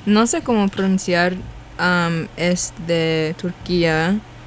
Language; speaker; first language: Spanish; non-native, learner; English